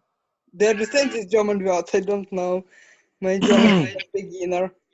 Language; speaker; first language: English; non-native, fluent; Russian